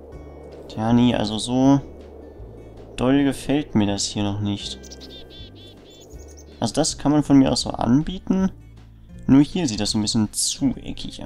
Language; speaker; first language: German; native; German